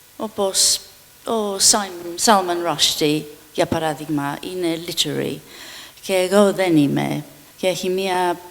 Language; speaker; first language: Greek; non-native, fluent; English